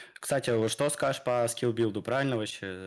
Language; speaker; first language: Russian; native; Russian